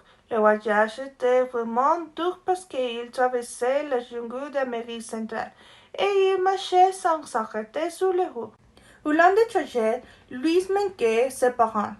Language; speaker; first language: French; non-native, learner; Spanish